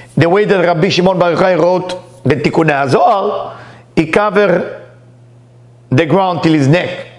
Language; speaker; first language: English; non-native, fluent; Hebrew